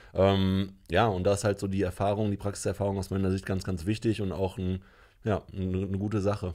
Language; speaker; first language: German; native; German